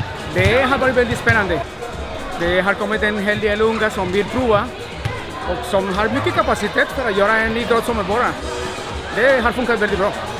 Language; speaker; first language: Swedish; non-native, fluent; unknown